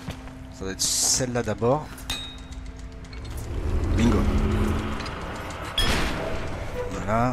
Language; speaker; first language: French; native; French